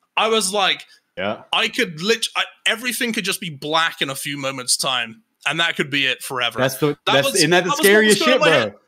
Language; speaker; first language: English; native; English